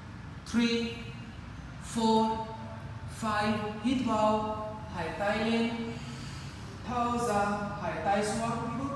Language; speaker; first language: Vietnamese; non-native, learner; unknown